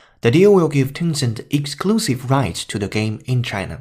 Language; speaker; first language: English; non-native, fluent; Chinese